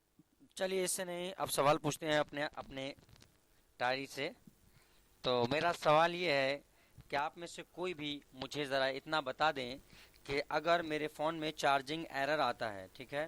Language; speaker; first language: Hindi; native; Hindi